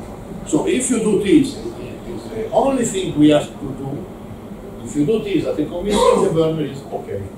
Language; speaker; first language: English; non-native, learner; Italian